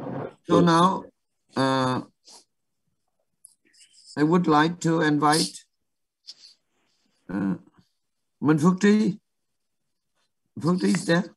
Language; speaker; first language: English; non-native, learner; Vietnamese